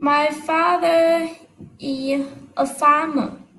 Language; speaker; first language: English; non-native, learner; Vietnamese